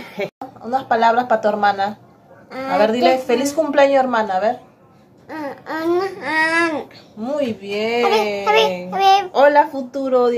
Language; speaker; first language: Spanish; native; Spanish